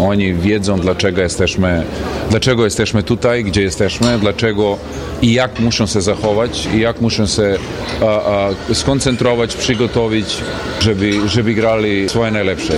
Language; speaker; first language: Polish; non-native, fluent; Serbian